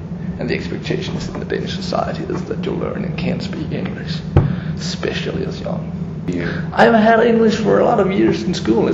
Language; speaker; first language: English; non-native, fluent; Danish